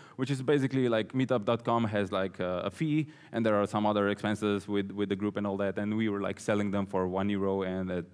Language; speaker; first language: English; non-native, fluent; Slovenian